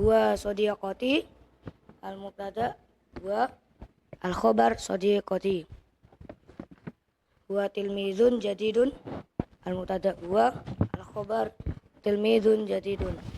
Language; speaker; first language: Arabic; non-native, learner; Indonesian